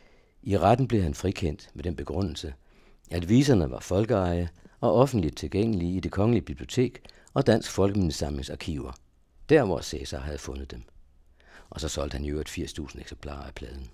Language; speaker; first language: Danish; native; Danish